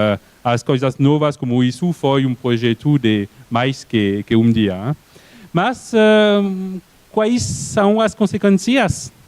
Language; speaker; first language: Portuguese; non-native, fluent; French